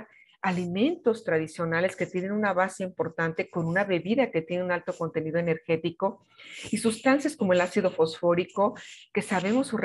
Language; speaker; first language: Spanish; native; Spanish